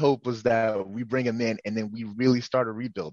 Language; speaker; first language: English; non-native, local second language; Yoruba